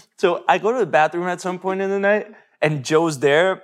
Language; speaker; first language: English; early bilingual, other home language; Spanish